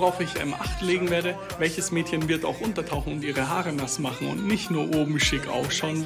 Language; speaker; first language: German; native; German